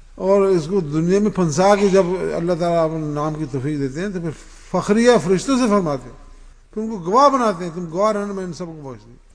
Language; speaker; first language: Urdu; non-native, local second language; Punjabi